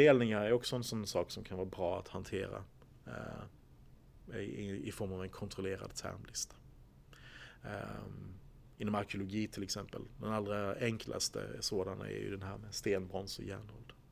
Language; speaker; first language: Swedish; native; Swedish